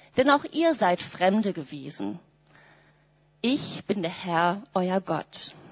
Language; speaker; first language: German; native; German